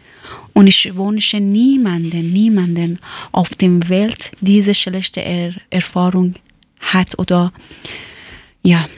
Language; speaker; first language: German; non-native, learner; Persian